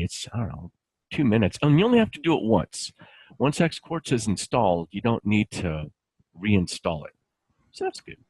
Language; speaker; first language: English; native; English